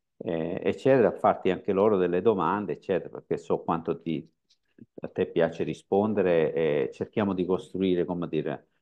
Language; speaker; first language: Italian; native; Italian